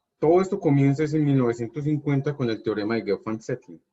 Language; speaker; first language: Spanish; native; Spanish